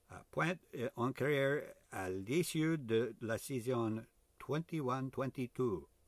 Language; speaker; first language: French; non-native, learner; English